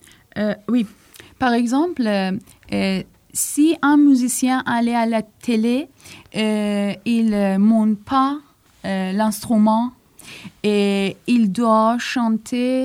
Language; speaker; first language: French; non-native, learner; Persian